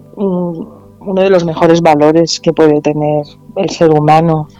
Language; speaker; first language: Spanish; native; Spanish